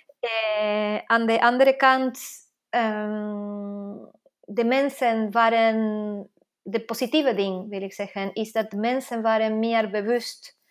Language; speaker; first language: Dutch; non-native, fluent; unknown